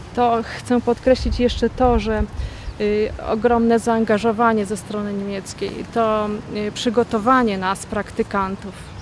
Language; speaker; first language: Polish; native; Polish